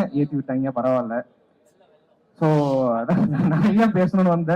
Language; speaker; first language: Tamil; native; Tamil